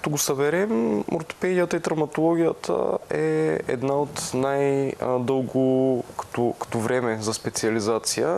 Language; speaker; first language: Bulgarian; native; Bulgarian